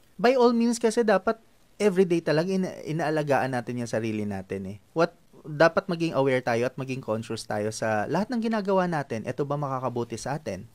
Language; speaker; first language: Filipino; non-native, local second language; Hiligaynon